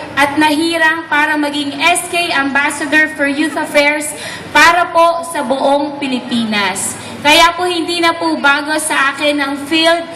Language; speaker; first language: Filipino; native; Filipino